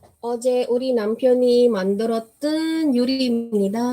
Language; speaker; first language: Korean; non-native, fluent; Filipino